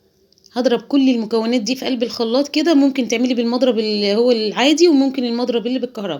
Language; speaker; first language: Arabic; native; Arabic